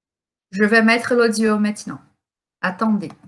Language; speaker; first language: French; non-native, fluent; Portuguese